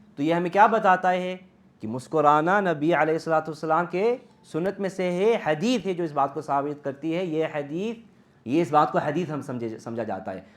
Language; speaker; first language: Urdu; early bilingual, heritage; Urdu